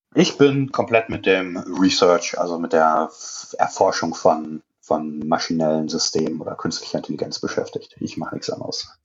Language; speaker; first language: German; native; German